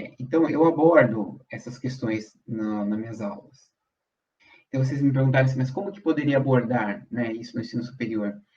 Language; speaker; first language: Portuguese; native; Portuguese